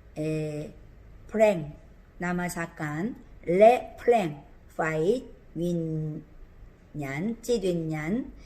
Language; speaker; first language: Thai; non-native, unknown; Korean